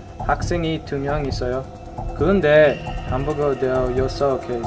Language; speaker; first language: Korean; non-native, learner; English